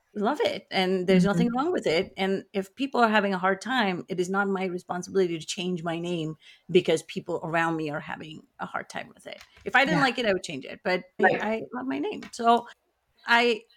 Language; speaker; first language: English; non-native, local second language; Gujarati